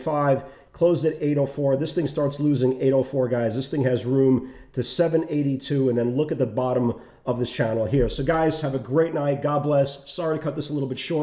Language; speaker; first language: English; native; English